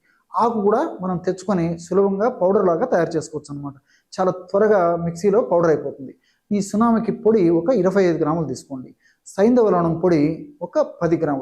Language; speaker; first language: Telugu; native; Telugu